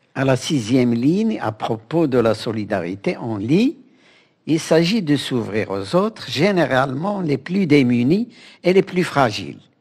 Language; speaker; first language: French; non-native, local second language; Arabic